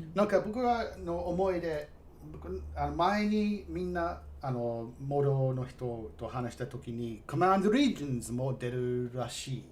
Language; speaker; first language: Japanese; non-native, fluent; English